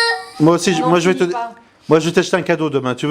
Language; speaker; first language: French; native; French